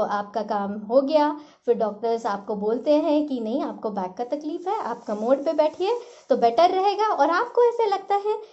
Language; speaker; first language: Hindi; non-native, local second language; Marathi